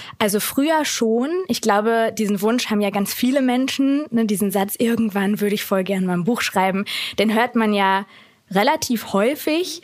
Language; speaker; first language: German; native; German